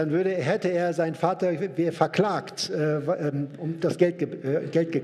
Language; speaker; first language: German; native; German